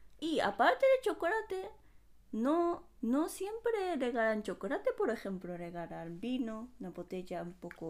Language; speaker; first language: Spanish; non-native, fluent; Japanese